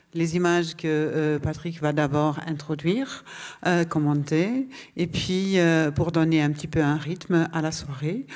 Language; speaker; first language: French; non-native, fluent; German